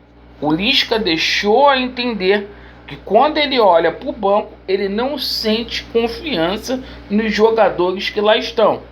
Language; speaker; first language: Portuguese; native; Portuguese